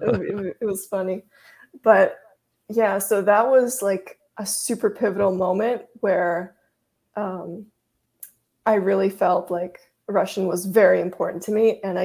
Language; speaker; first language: English; early bilingual, other home language; Russian